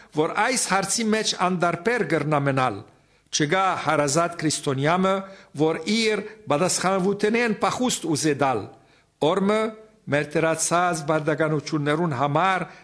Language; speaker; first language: Armenian; native; Armenian